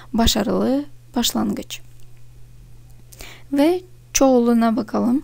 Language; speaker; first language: Turkish; non-native, fluent; Russian